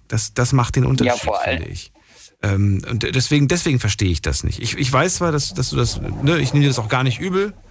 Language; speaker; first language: German; native; German